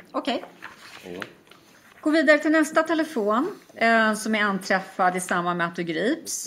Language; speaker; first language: Swedish; native; Swedish